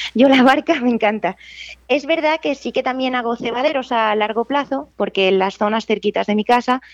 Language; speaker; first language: Spanish; native; Spanish